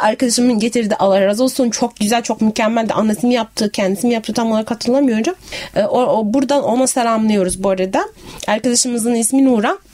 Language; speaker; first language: Turkish; non-native, fluent; Arabic